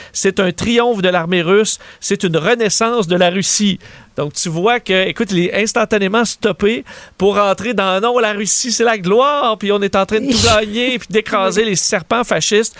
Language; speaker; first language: French; native; French